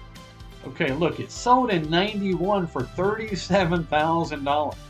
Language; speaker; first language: English; native; English